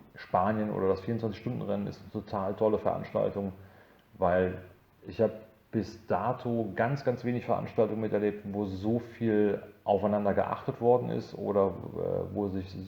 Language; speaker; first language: German; native; German